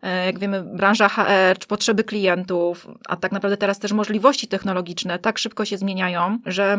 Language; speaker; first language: Polish; native; Polish